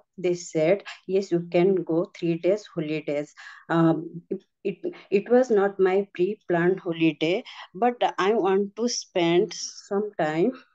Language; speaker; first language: English; non-native, learner; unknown